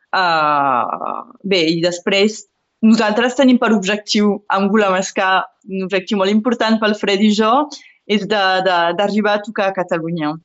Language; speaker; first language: Catalan; non-native, local second language; French